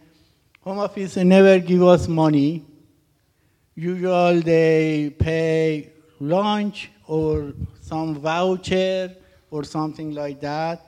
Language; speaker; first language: English; non-native, learner; Persian